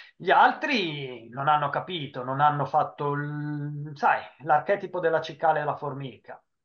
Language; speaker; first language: Italian; native; Italian